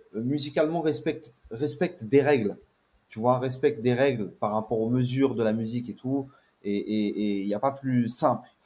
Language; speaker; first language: French; native; French